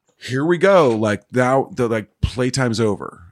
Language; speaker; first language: English; native; English